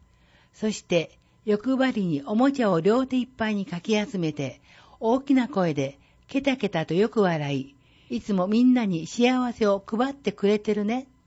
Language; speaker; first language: Japanese; native; Japanese